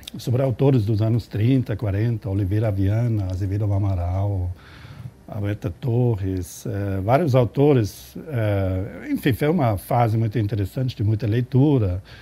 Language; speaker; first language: Portuguese; non-native, fluent; German